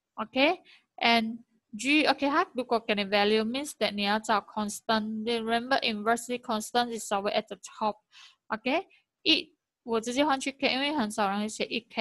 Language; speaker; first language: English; non-native, local second language; Chinese